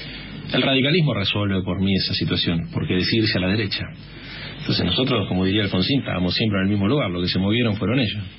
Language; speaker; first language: Spanish; native; Spanish